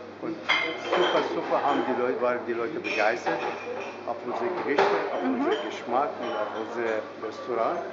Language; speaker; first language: German; non-native, learner; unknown